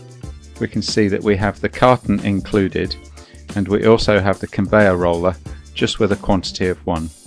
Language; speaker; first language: English; native; English